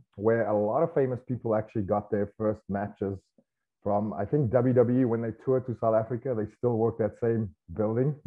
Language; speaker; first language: English; native; English